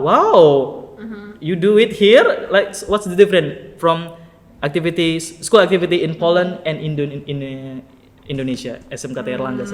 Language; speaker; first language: English; non-native, learner; Indonesian